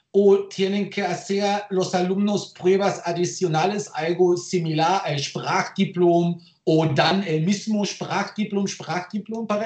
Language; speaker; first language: Spanish; non-native, fluent; German